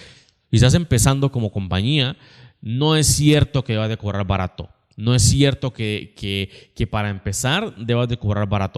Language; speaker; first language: Spanish; native; Spanish